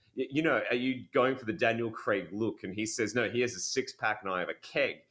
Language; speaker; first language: English; native; English